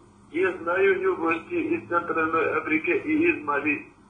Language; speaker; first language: Russian; non-native, learner; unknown